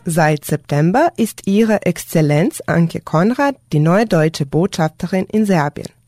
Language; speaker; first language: German; non-native, fluent; Serbian